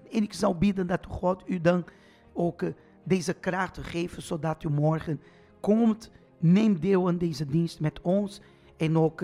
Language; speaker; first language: Dutch; non-native, fluent; Portuguese